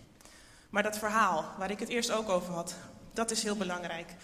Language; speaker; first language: Dutch; native; Dutch